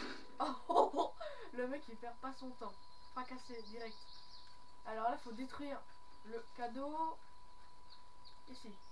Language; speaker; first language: French; native; French